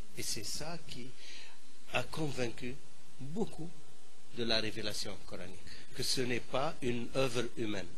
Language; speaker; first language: French; non-native, local second language; Arabic